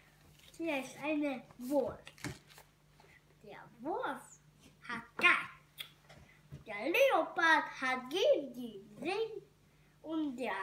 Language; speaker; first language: German; non-native, learner; Hungarian